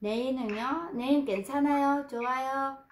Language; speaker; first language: Korean; non-native, fluent; Vietnamese